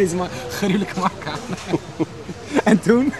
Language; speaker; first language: Dutch; early bilingual, other home language; Arabic